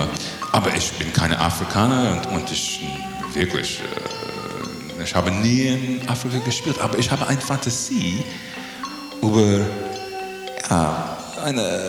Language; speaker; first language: German; non-native, learner; English